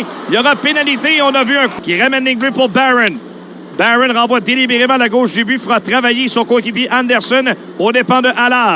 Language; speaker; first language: French; native; French